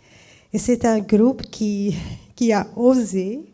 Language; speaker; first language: French; non-native, fluent; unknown